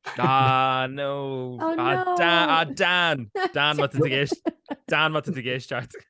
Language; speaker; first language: Irish; native; Irish